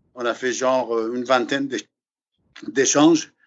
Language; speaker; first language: French; non-native, fluent; Persian